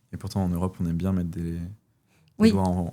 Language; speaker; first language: French; native; French